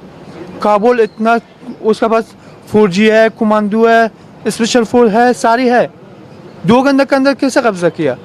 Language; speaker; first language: Hindi; non-native, learner; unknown